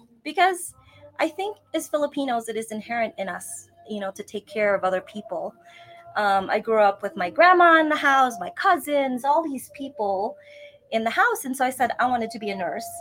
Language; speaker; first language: English; non-native, local second language; Bikol